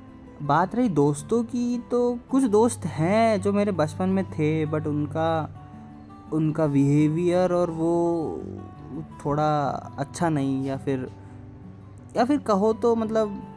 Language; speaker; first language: Hindi; native; Hindi